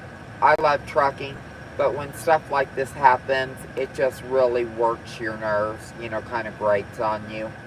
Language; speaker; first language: English; native; English